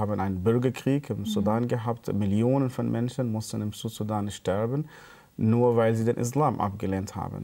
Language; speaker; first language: German; non-native, fluent; Arabic